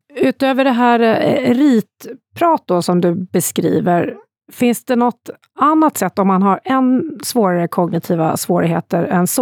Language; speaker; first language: Swedish; native; Swedish